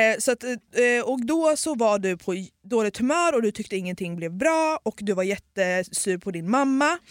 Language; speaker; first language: Swedish; early bilingual, other home language; Italian